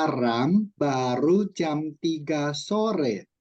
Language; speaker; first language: Indonesian; non-native, fluent; Chinese